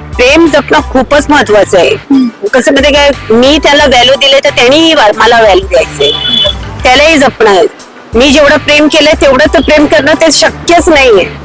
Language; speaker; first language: Marathi; non-native, fluent; Nepali